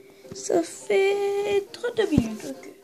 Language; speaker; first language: French; native; French